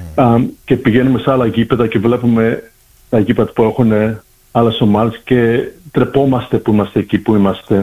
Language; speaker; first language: Greek; early bilingual, heritage; Greek